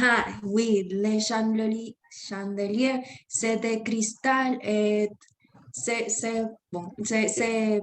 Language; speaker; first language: French; non-native, learner; Spanish